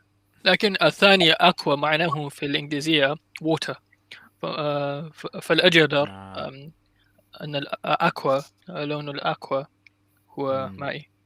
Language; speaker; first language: Arabic; non-native, learner; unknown